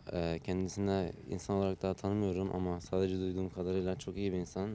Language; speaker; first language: Turkish; early bilingual, heritage; Turkish